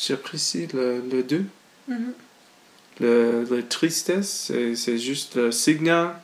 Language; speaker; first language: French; non-native, learner; English